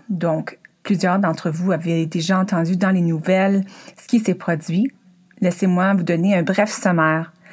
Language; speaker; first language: French; native; French